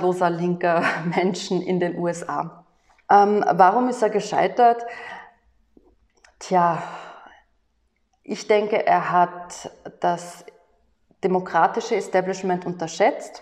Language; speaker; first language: German; native; German